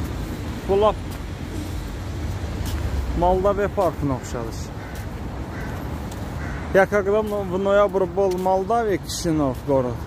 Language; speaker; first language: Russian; non-native, learner; Azerbaijani